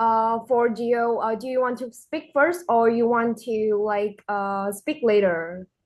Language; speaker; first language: English; non-native, fluent; Vietnamese